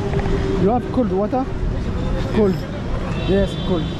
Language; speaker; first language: English; non-native, learner; French